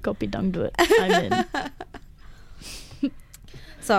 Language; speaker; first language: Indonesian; non-native, learner; English